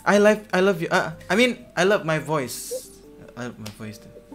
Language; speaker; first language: English; non-native, learner; Indonesian